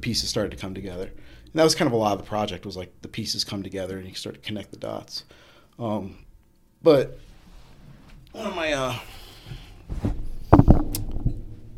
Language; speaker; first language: English; native; English